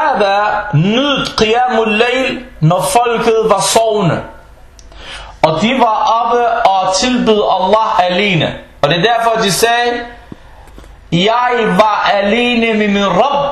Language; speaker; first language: Danish; non-native, fluent; Arabic